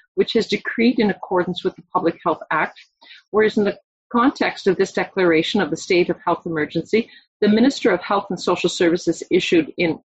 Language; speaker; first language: English; native; English